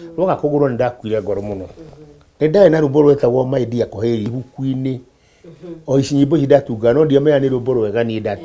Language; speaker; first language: Kikuyu; native; Kikuyu